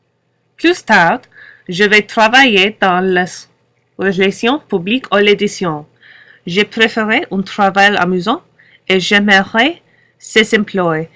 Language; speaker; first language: French; non-native, learner; English